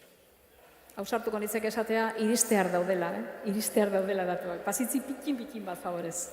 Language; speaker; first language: Basque; native; Basque